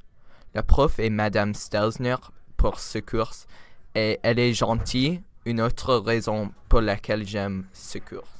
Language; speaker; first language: French; non-native, learner; English